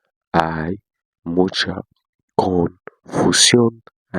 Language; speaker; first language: Spanish; non-native, learner; Haitian Creole